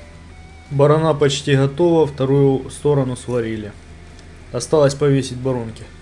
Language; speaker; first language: Russian; native; Russian